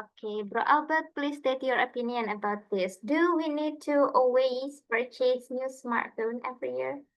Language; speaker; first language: English; non-native, fluent; Indonesian